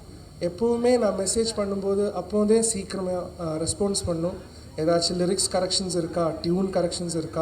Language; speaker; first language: Tamil; non-native, learner; Malayalam